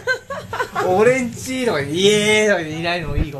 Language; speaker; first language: Japanese; native; Japanese